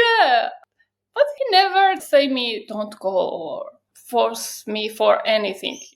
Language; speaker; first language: English; non-native, learner; Persian